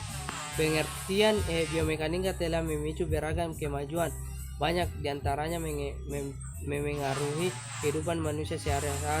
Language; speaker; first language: Indonesian; native; Indonesian